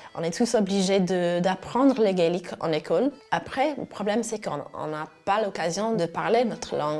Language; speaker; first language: French; non-native, fluent; English